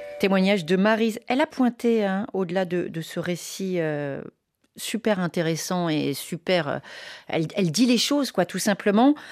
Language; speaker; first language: French; native; French